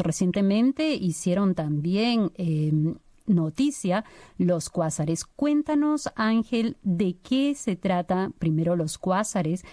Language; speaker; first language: Spanish; native; Spanish